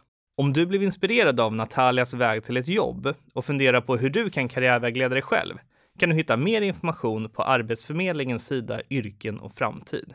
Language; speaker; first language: Swedish; native; Swedish